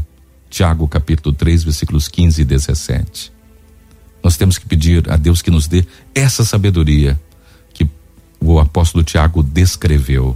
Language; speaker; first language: Portuguese; native; Portuguese